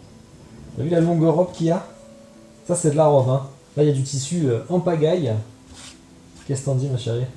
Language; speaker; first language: French; native; French